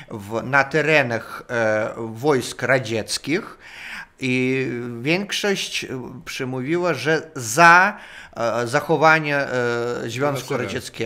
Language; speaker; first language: Polish; non-native, fluent; Russian